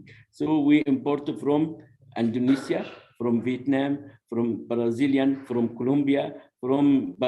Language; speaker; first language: English; non-native, learner; Arabic